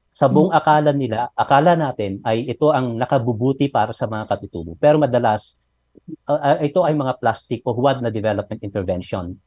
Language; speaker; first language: Filipino; non-native, local second language; Iloko